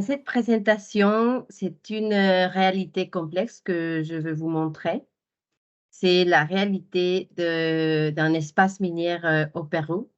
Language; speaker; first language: French; non-native, fluent; Spanish